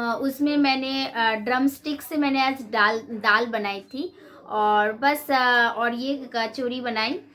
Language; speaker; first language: Hindi; non-native, local second language; Bangla